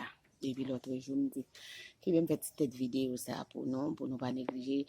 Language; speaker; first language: French; non-native, local second language; Haitian Creole